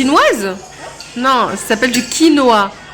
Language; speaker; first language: French; native; French